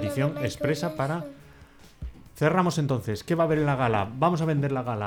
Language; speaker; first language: Spanish; native; Spanish